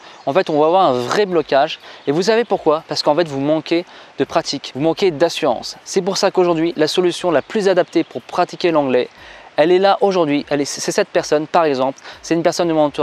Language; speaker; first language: French; native; French